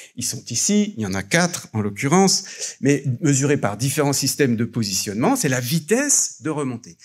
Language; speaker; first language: French; native; French